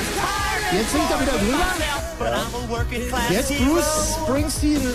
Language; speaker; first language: German; native; German